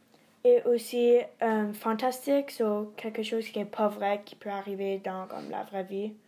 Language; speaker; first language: French; non-native, learner; English